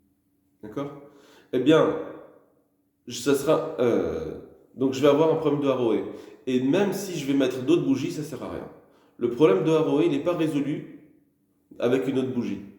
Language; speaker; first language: French; native; French